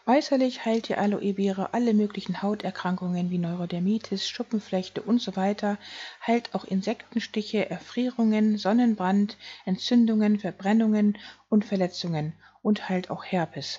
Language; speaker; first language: German; native; German